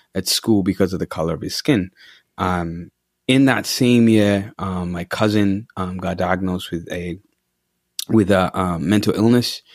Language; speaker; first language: English; non-native, local second language; Ganda